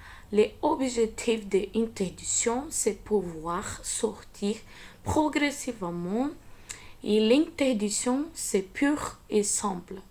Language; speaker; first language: French; non-native, learner; Portuguese